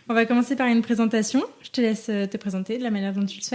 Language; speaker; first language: French; native; French